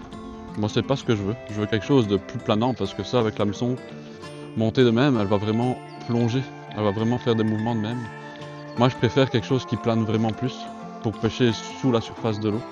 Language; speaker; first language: French; native; French